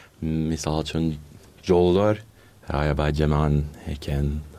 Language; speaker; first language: Kyrgyz; non-native, learner; English